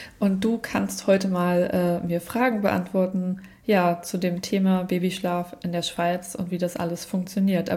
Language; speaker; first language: German; native; German